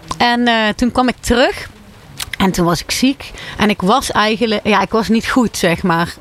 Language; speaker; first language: Dutch; native; Dutch